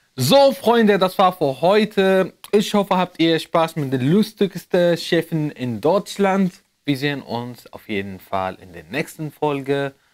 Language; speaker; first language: German; non-native, fluent; Arabic